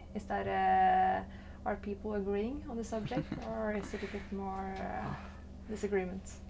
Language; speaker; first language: English; non-native, fluent; Norwegian